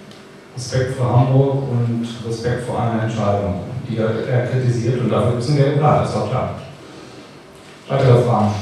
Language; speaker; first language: German; native; German